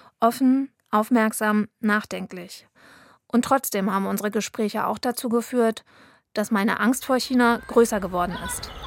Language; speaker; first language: German; native; German